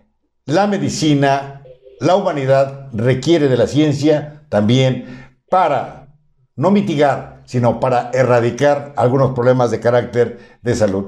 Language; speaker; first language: Spanish; native; Spanish